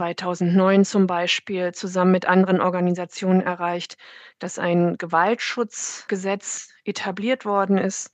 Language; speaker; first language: German; native; German